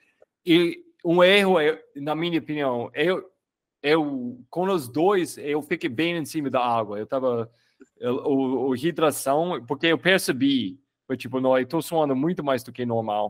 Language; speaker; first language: Portuguese; non-native, fluent; English